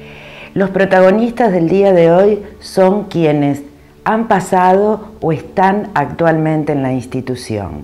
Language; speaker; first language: Spanish; native; Spanish